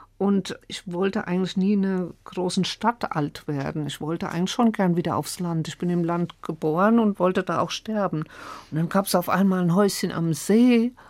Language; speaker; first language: German; native; German